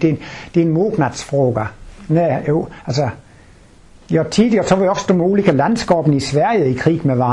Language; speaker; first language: Swedish; non-native, fluent; Danish